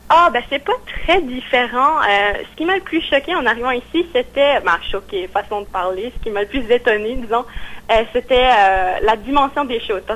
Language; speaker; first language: French; native; French